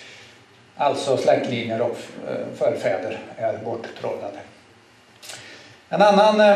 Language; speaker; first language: Swedish; native; Swedish